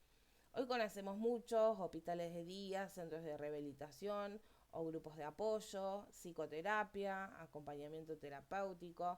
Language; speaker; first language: Spanish; native; Spanish